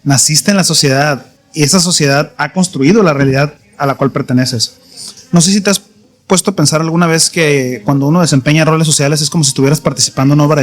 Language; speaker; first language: Spanish; native; Spanish